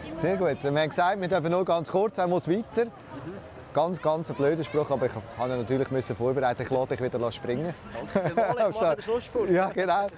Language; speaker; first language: German; native; German